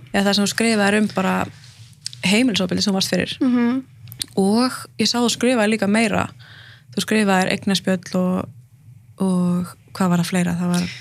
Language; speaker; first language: Icelandic; native; Icelandic